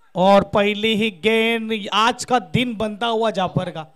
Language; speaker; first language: Hindi; non-native, local second language; Marathi